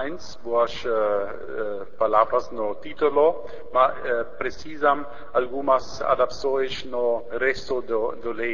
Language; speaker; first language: Portuguese; non-native, learner; German